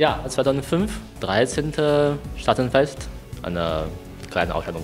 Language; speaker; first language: German; non-native, learner; Chinese